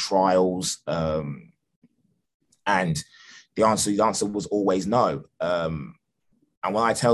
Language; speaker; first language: English; native; English